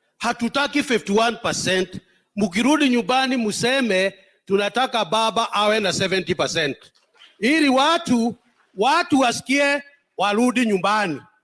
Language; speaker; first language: Swahili; non-native, local second language; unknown